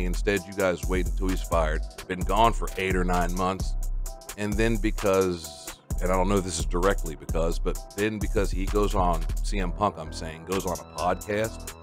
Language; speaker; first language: English; native; English